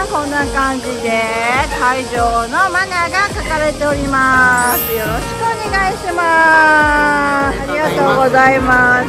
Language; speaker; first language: Japanese; native; Japanese